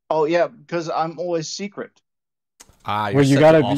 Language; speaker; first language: English; native; English